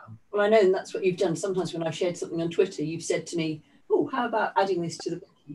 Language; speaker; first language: English; native; English